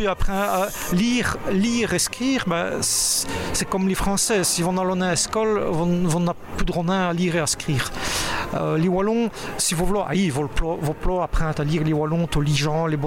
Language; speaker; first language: French; native; French